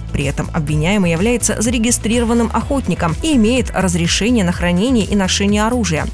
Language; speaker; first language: Russian; native; Russian